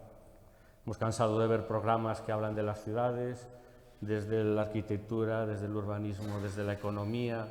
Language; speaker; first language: Spanish; native; Spanish